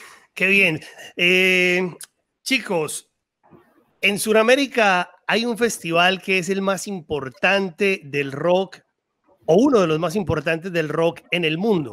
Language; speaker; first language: Spanish; native; Spanish